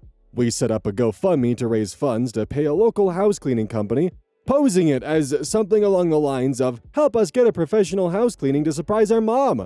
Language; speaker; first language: English; native; English